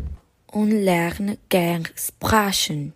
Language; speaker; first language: German; non-native, learner; Spanish